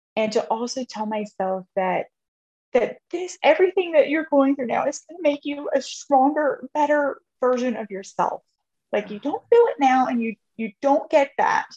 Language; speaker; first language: English; native; English